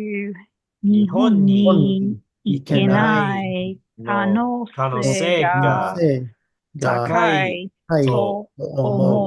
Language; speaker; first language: Japanese; non-native, learner; English